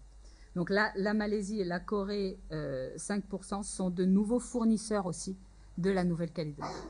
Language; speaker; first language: French; native; French